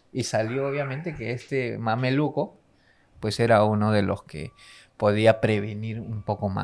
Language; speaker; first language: Spanish; native; Spanish